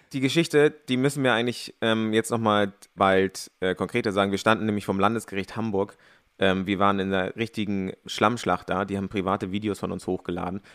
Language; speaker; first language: German; native; German